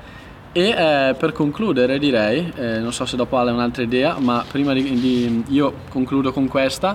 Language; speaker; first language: Italian; native; Italian